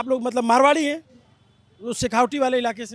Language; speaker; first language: Hindi; native; Hindi